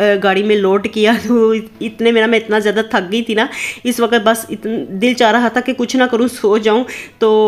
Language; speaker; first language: Urdu; native; Urdu